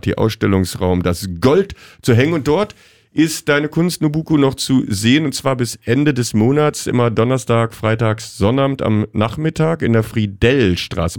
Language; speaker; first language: German; native; German